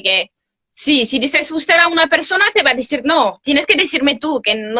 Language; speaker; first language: Spanish; non-native, fluent; French